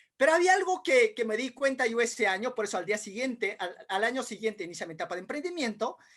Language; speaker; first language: Spanish; non-native, local second language; Quechua